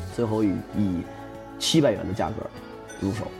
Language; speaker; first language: Chinese; native; Chinese